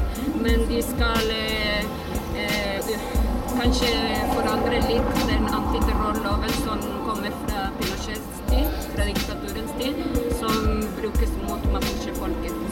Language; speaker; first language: Norwegian; non-native, fluent; Spanish